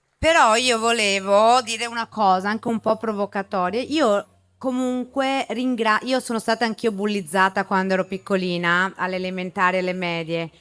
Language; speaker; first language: Italian; native; Italian